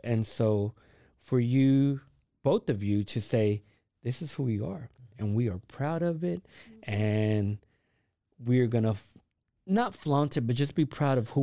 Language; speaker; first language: English; early bilingual, other home language; Spanish